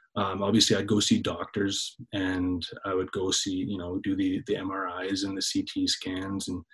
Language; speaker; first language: English; native; English